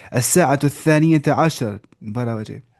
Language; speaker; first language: Arabic; non-native, fluent; Urdu